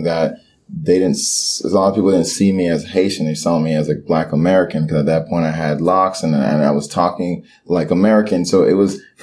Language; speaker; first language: English; early bilingual, other home language; Haitian Creole